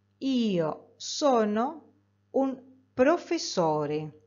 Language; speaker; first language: Italian; non-native, fluent; Spanish